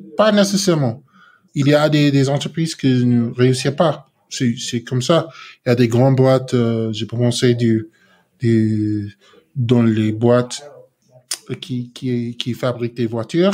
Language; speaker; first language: French; non-native, learner; English